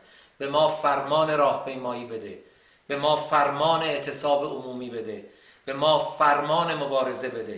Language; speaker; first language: Persian; native; Persian